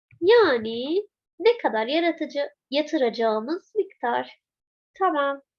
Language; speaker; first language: Turkish; non-native, fluent; Arabic